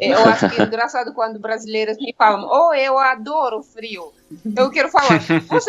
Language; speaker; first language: Portuguese; non-native, fluent; Russian